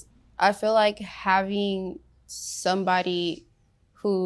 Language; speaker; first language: English; early bilingual, other home language; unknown